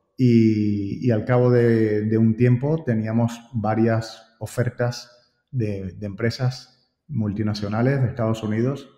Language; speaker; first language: Spanish; native; Spanish